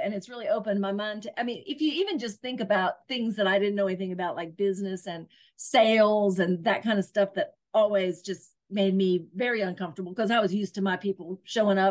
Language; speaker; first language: English; native; English